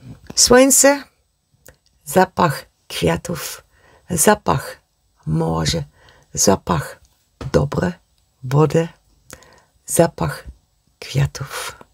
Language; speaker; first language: Polish; non-native, learner; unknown